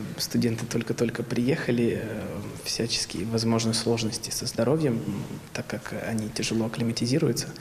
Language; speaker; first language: Russian; native; Russian